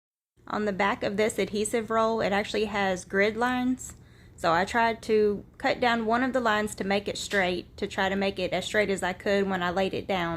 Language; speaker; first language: English; native; English